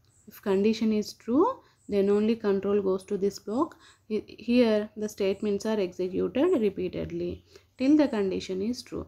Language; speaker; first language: English; non-native, local second language; Telugu